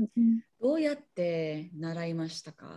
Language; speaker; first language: Japanese; non-native, learner; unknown